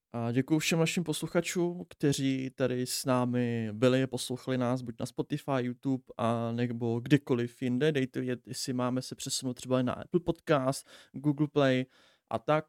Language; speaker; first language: Czech; native; Czech